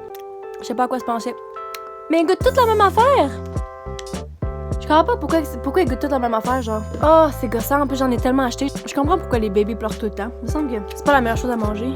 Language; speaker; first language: French; native; French